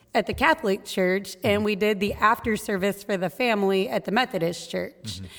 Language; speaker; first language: English; native; English